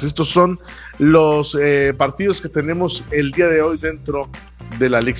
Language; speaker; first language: Spanish; native; Spanish